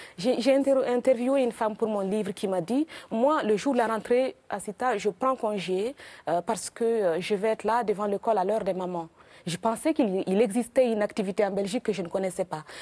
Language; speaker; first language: French; non-native, local second language; Mossi